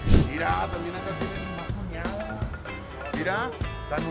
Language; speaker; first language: Spanish; native; Spanish